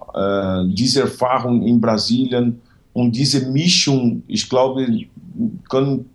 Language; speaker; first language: German; non-native, fluent; Portuguese